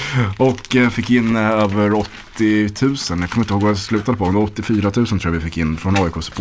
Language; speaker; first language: Swedish; native; Swedish